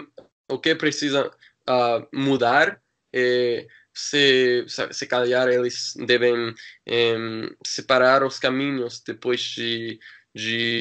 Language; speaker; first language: Portuguese; non-native, learner; English